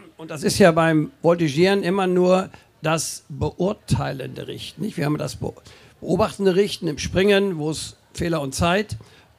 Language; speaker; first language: German; native; German